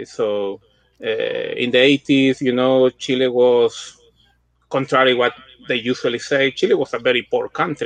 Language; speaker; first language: English; non-native, fluent; Spanish